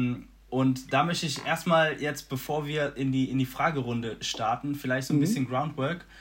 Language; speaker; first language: German; native; German